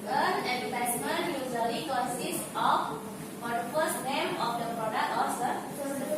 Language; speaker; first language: English; non-native, learner; Indonesian